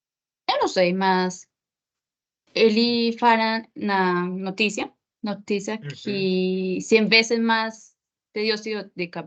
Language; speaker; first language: Portuguese; non-native, learner; Spanish